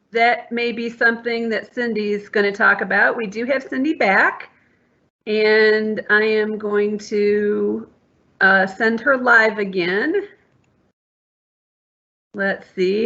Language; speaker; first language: English; native; English